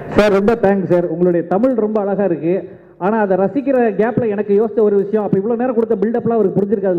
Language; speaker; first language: Tamil; native; Tamil